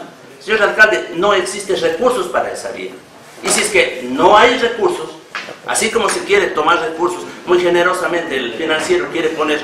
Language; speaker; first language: Spanish; native; Spanish